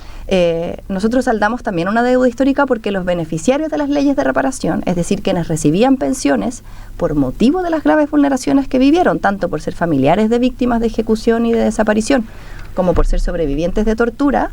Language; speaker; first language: Spanish; native; Spanish